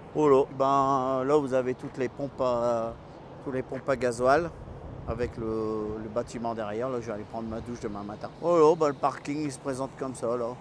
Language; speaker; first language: French; native; French